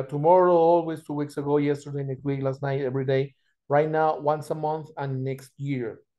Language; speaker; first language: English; non-native, fluent; Spanish